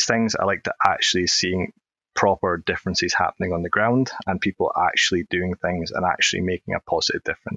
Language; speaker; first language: English; native; English